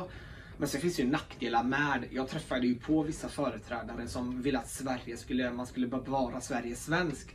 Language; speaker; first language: Swedish; early bilingual, other home language; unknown